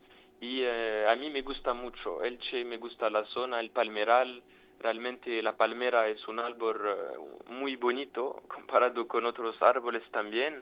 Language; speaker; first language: Spanish; non-native, fluent; French